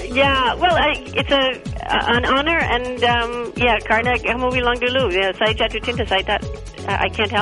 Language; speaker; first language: Indonesian; non-native, learner; English